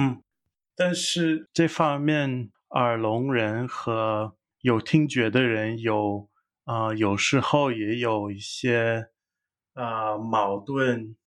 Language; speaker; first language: Chinese; non-native, fluent; English